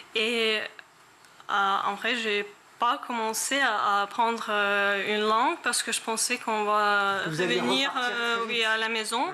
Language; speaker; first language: French; non-native, learner; Ukrainian